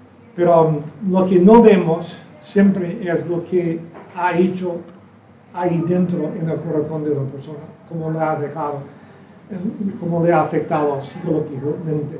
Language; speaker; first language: Spanish; non-native, fluent; English